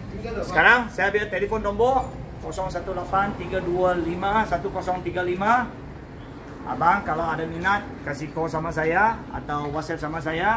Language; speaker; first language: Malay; non-native, local second language; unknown